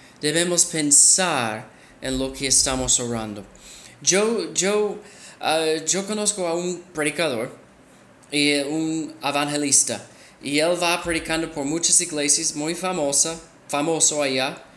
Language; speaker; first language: Spanish; non-native, fluent; English